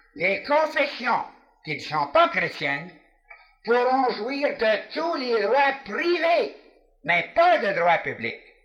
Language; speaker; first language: French; native; French